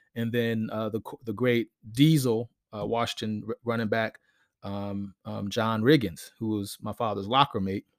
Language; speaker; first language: English; native; English